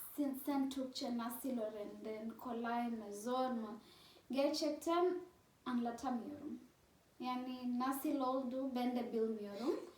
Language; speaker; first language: Turkish; non-native, fluent; Swahili